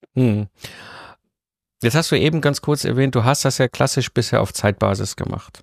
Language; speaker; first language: German; native; German